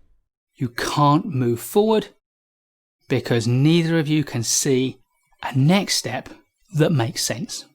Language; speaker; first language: English; native; English